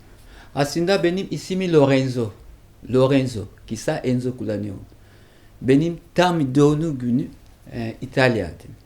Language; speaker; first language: Turkish; non-native, learner; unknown